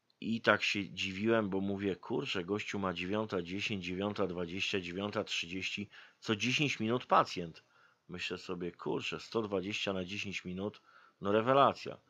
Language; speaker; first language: Polish; native; Polish